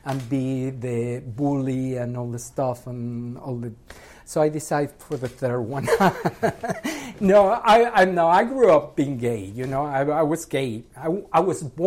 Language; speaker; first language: English; non-native, fluent; Spanish